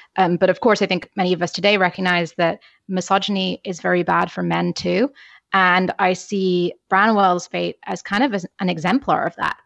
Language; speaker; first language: English; native; English